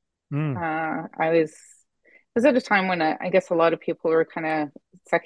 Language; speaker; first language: English; native; English